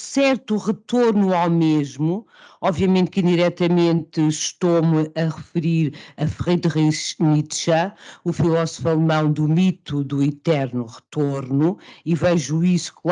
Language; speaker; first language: Portuguese; native; Portuguese